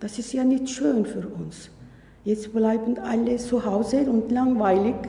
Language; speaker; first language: German; non-native, learner; Turkish